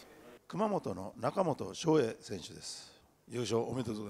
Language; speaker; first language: Japanese; native; Japanese